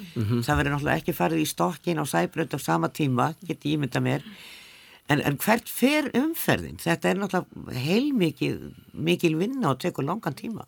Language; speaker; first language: Icelandic; native; Icelandic